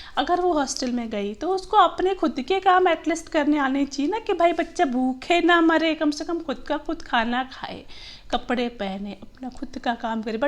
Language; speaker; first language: Hindi; non-native, local second language; Gujarati